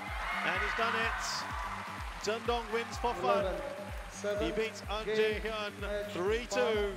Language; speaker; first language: English; native; English